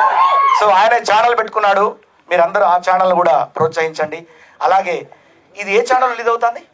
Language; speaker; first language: Telugu; native; Telugu